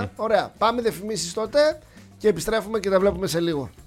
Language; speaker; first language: Greek; native; Greek